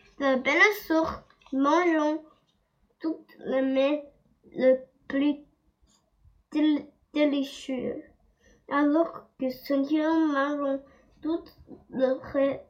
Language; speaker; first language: French; non-native, learner; Chinese